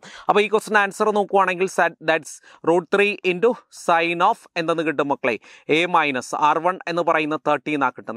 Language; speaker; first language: Malayalam; native; Malayalam